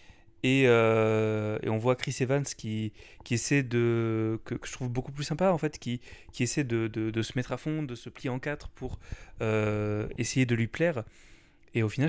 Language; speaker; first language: French; native; French